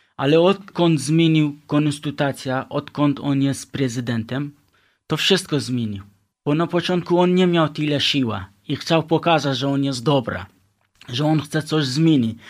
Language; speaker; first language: Polish; non-native, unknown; Kurdish